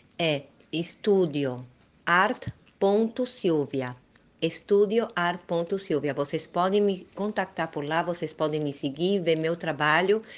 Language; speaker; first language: Portuguese; early bilingual, heritage; Portuguese